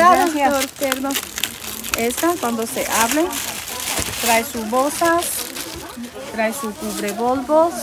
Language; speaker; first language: Spanish; non-native, learner; Chinese